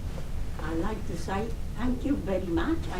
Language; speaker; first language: English; non-native, fluent; Spanish